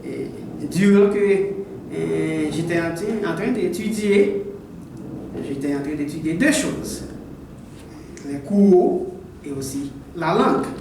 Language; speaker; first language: French; non-native, local second language; Haitian Creole